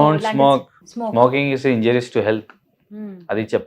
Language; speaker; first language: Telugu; non-native, learner; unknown